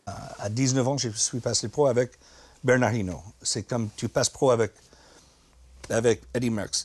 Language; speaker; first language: French; non-native, fluent; English